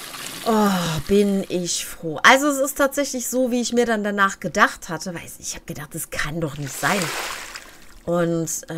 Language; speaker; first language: German; native; German